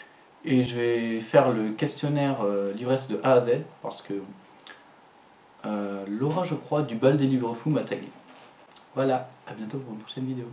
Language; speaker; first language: French; native; French